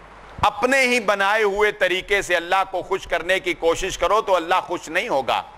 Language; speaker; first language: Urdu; non-native, local second language; Punjabi